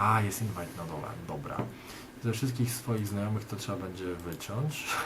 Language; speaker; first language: Polish; native; Polish